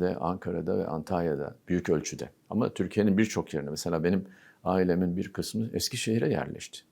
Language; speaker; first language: Turkish; native; Turkish